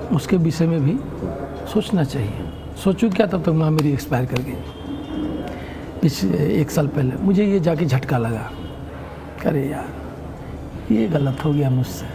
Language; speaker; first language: Hindi; non-native, local second language; Bhojpuri